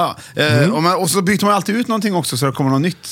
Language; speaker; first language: Swedish; native; Swedish